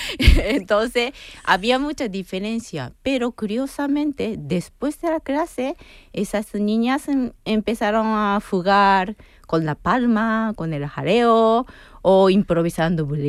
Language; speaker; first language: Spanish; non-native, fluent; Japanese